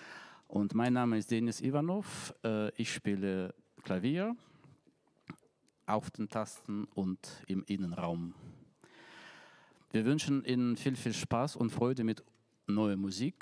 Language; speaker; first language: German; non-native, fluent; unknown